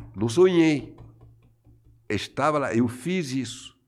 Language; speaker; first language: Portuguese; non-native, fluent; French